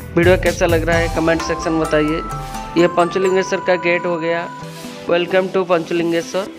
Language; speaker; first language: Hindi; non-native, local second language; Odia